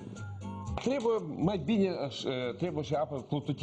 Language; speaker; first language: Romanian; non-native, learner; Russian